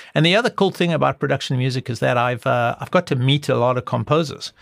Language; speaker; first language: English; native; English